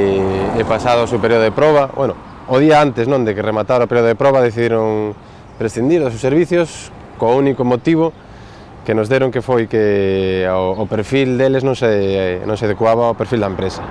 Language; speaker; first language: Spanish; non-native, local second language; Galician